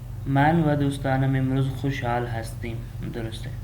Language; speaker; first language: Persian; non-native, fluent; Urdu